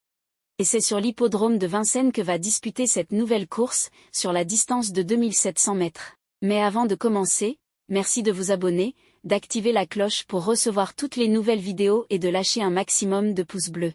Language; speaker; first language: French; native; French